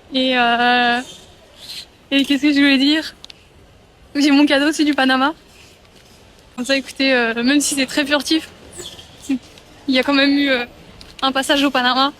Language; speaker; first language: French; native; French